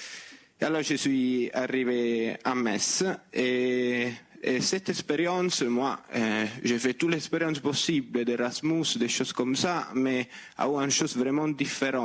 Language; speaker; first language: French; non-native, fluent; Italian